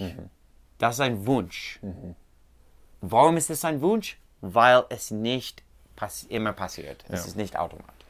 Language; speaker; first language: German; non-native, learner; English